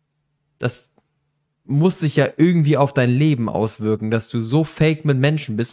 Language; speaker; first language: German; native; German